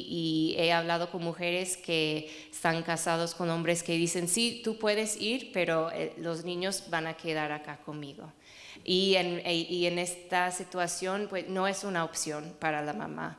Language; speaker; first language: Spanish; non-native, fluent; English